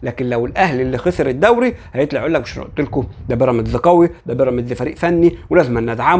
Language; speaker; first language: Arabic; native; Arabic